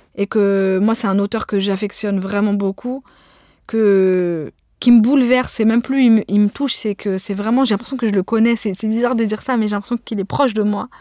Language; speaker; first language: French; early bilingual, other home language; Arabic